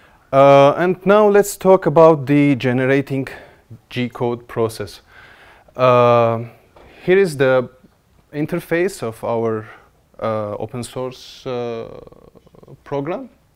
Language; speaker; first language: English; non-native, fluent; Armenian